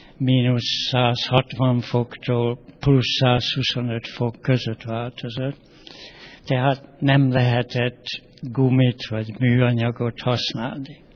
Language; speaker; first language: Hungarian; native; Hungarian